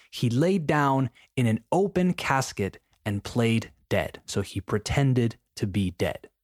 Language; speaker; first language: English; non-native, fluent; Spanish